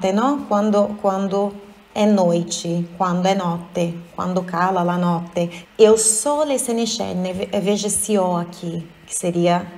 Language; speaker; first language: Portuguese; native; Portuguese